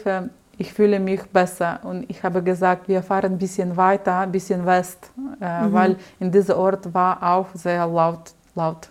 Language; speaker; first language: German; non-native, learner; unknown